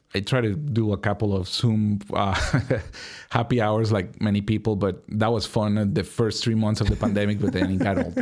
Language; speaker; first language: English; non-native, fluent; Spanish